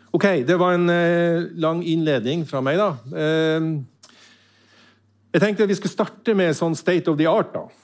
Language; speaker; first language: Norwegian; native; Norwegian